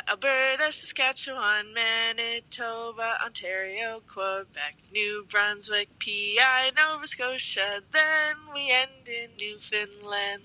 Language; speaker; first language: English; native; English